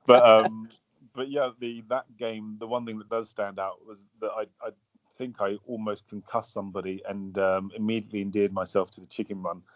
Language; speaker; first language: English; native; English